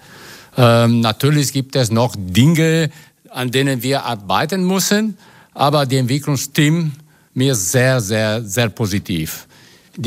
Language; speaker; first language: German; non-native, learner; Italian